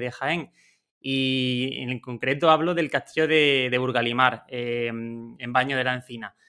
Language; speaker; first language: Spanish; native; Spanish